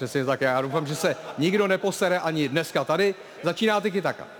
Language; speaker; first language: Czech; native; Czech